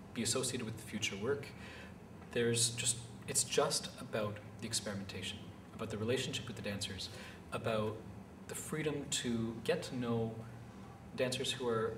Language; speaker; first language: English; native; English